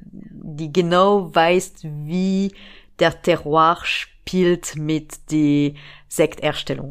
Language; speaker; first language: German; non-native, fluent; French